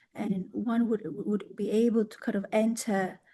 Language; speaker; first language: English; non-native, fluent; Greek